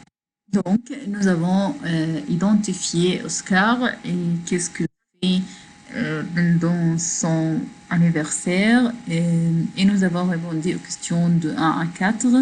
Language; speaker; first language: French; non-native, learner; Arabic